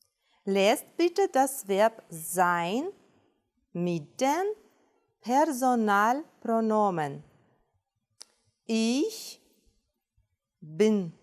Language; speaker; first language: German; non-native, fluent; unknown